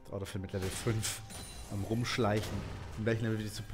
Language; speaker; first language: German; native; German